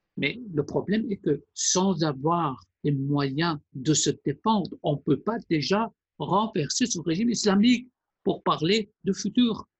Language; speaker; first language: French; non-native, fluent; Persian